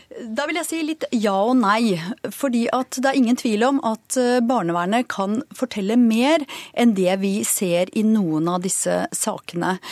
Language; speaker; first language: Norwegian; native; Norwegian